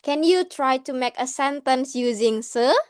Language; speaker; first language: English; non-native, learner; Indonesian